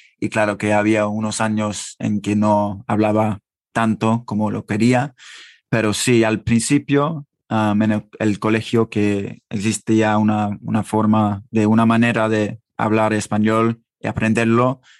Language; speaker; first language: Spanish; non-native, fluent; English